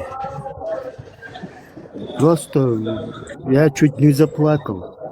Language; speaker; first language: Russian; non-native, local second language; Chechen